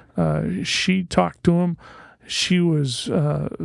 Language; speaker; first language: English; native; English